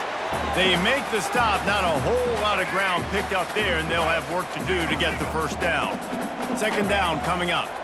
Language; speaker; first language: English; native; English